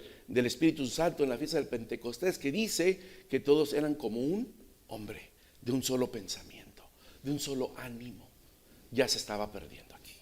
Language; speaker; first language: Spanish; native; Spanish